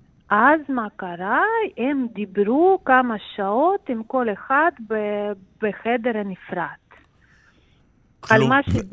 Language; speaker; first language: Hebrew; non-native, fluent; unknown